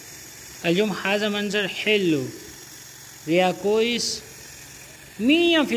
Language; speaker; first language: Arabic; non-native, learner; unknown